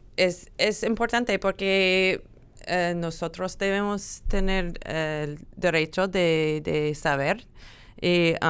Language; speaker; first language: Spanish; non-native, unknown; English